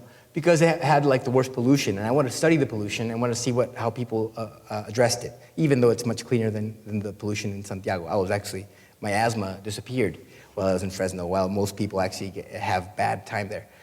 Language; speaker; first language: English; non-native, fluent; Spanish